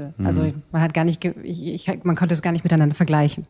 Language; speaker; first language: German; native; German